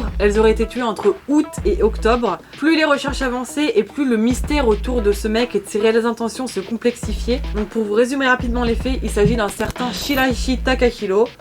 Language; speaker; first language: French; native; French